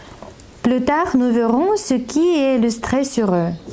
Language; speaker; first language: French; non-native, learner; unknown